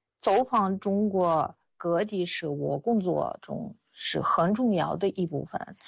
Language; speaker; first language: Chinese; non-native, fluent; Russian